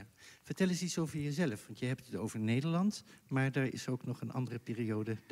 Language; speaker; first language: Dutch; native; Dutch